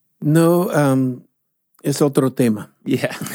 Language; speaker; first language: Spanish; non-native, fluent; English